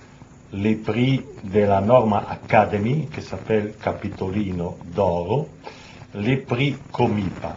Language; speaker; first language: French; non-native, learner; Italian